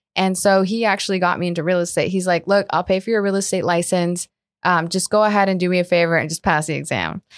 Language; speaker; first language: English; early bilingual, other home language; Spanish